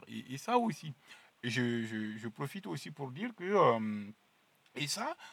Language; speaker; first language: French; non-native, local second language; Mossi